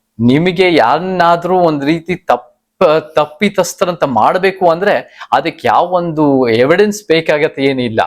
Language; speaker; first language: Kannada; early bilingual, heritage; Kannada